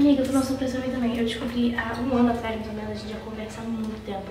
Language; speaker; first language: Portuguese; native; Portuguese